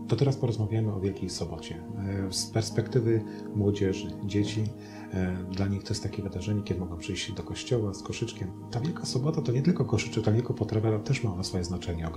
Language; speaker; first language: Polish; native; Polish